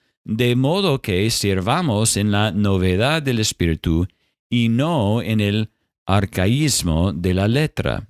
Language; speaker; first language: Spanish; non-native, fluent; English